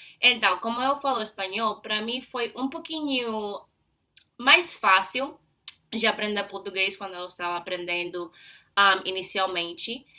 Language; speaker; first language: Portuguese; non-native, fluent; English